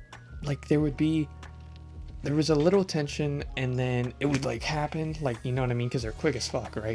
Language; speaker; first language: English; native; English